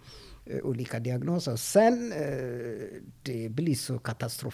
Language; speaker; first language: Swedish; non-native, fluent; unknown